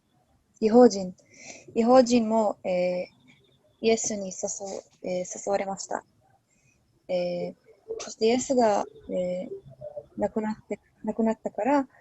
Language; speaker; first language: Japanese; non-native, learner; English